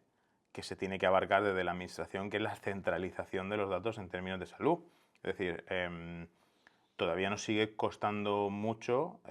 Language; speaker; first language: Spanish; native; Spanish